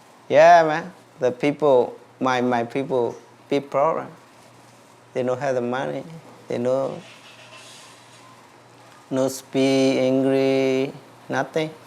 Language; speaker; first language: English; non-native, learner; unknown